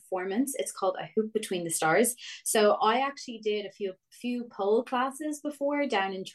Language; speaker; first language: English; native; English